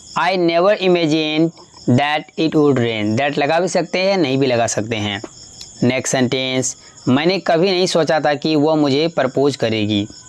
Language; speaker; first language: Hindi; native; Hindi